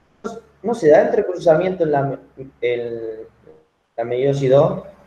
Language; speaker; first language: Spanish; native; Spanish